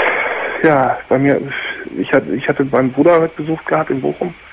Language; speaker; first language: German; native; German